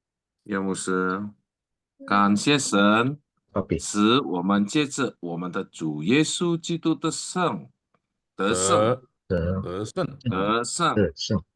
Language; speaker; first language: Chinese; non-native, learner; Indonesian